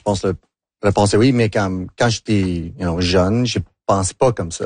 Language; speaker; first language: French; non-native, local second language; English